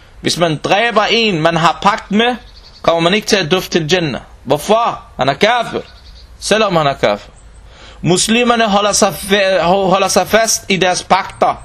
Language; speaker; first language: Danish; non-native, local second language; Arabic